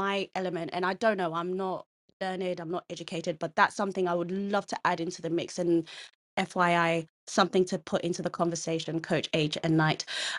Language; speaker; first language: English; non-native, local second language; Kikuyu